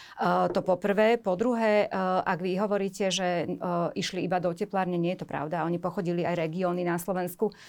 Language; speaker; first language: Slovak; native; Slovak